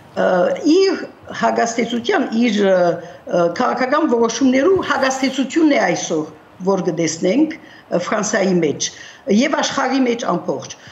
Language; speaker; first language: Armenian; early bilingual, heritage; Armenian